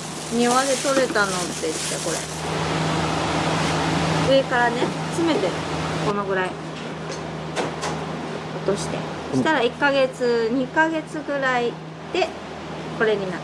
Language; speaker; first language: Japanese; native; Japanese